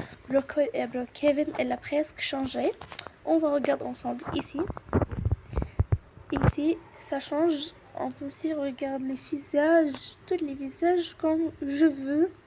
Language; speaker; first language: French; non-native, learner; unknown